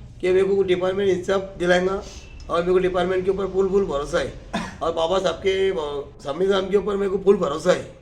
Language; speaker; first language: Hindi; non-native, local second language; Urdu